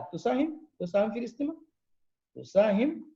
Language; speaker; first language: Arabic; non-native, fluent; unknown